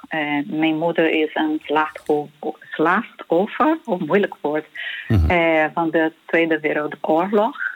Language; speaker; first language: Dutch; non-native, learner; Portuguese